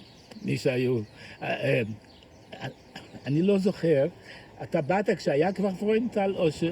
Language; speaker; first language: Hebrew; native; Hebrew